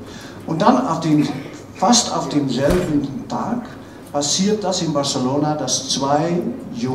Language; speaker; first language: German; non-native, fluent; Dutch